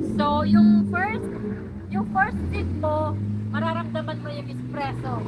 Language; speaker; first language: Filipino; non-native, local second language; Pampanga